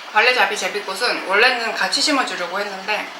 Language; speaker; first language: Korean; native; Korean